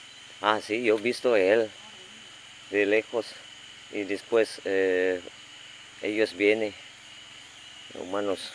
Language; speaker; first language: Spanish; non-native, learner; Indonesian